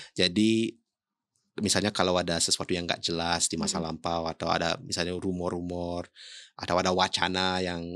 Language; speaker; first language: Indonesian; early bilingual, heritage; English